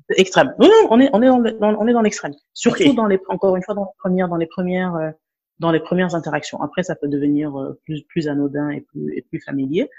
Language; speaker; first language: French; non-native, local second language; Wolof